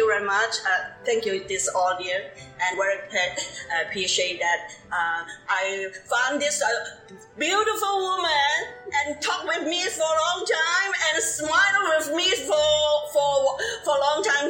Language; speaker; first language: English; non-native, local second language; Cantonese